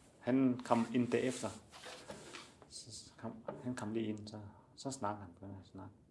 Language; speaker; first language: Danish; non-native, learner; Chinese